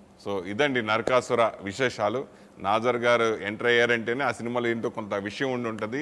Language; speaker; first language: Telugu; native; Telugu